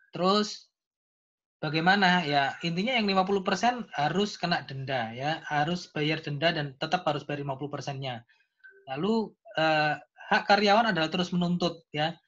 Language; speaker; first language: Indonesian; native; Indonesian